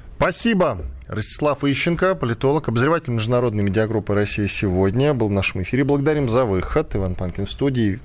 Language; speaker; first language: Russian; native; Russian